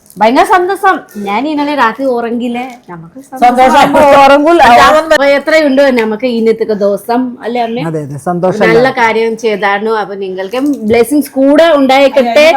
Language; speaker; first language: Malayalam; non-native, learner; Nepali